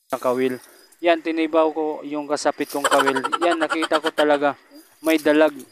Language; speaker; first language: Filipino; non-native, local second language; Waray